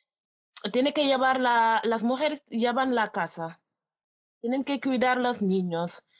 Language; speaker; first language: Spanish; non-native, learner; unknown